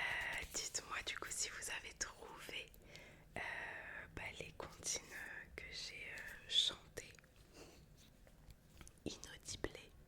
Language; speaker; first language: French; native; French